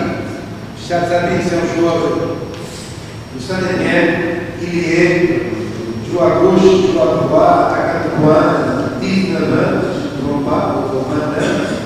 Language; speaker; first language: French; non-native, fluent; Portuguese